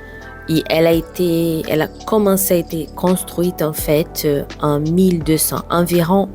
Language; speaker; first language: French; non-native, fluent; Portuguese